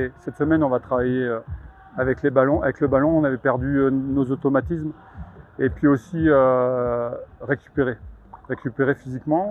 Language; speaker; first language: French; native; French